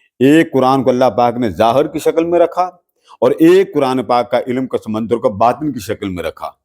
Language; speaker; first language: Urdu; non-native, local second language; Punjabi